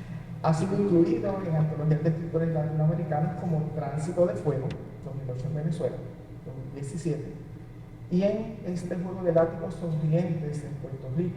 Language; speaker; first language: Spanish; native; Spanish